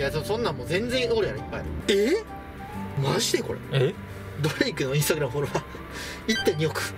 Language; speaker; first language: Japanese; native; Japanese